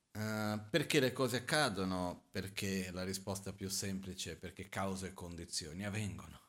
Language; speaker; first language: Italian; non-native, fluent; Portuguese